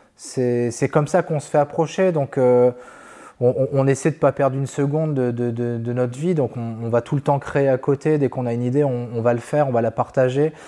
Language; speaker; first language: French; native; French